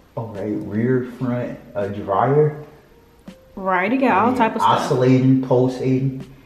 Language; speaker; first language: English; native; English